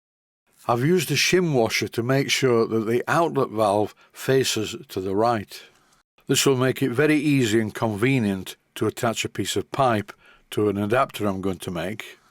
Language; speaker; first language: English; native; English